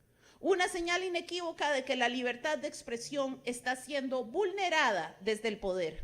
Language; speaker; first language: Spanish; native; Spanish